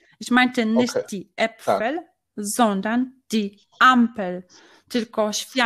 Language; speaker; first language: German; non-native, fluent; Polish